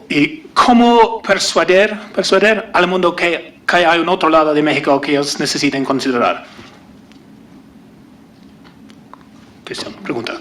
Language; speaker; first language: Spanish; non-native, learner; English